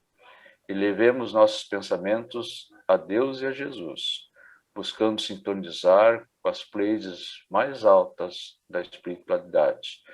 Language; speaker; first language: Portuguese; native; Portuguese